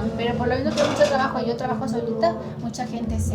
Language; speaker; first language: Spanish; native; Spanish